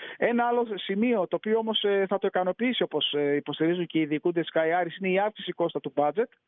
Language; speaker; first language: Greek; native; Greek